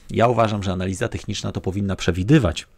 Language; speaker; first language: Polish; native; Polish